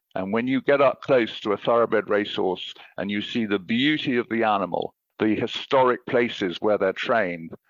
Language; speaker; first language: English; native; English